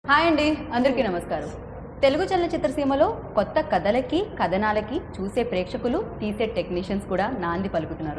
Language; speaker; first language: Telugu; native; Telugu